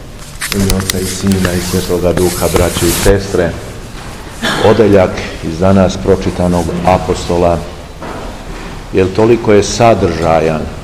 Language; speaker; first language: Serbian; native; Serbian